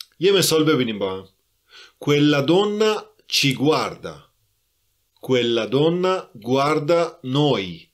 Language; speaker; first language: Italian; non-native, fluent; Persian